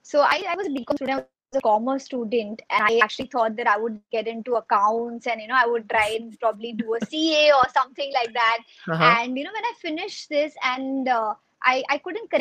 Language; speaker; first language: English; non-native, local second language; Hindi